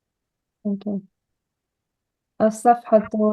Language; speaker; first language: Arabic; non-native, learner; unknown